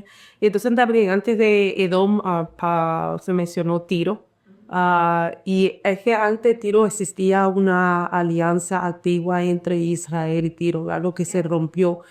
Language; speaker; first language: Spanish; early bilingual, heritage; Spanish